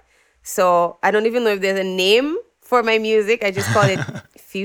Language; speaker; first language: English; native; English